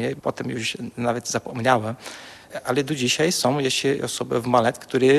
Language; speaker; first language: Polish; non-native, fluent; Portuguese